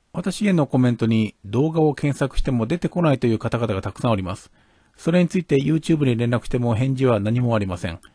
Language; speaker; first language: Japanese; native; Japanese